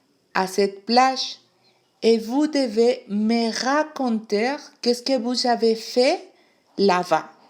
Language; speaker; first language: French; non-native, fluent; Spanish